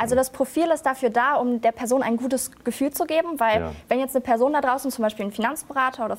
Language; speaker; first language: German; native; German